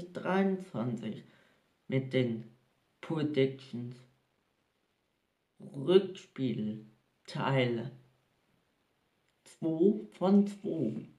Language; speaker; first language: German; native; German